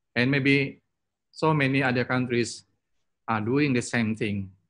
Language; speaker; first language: English; non-native, fluent; Indonesian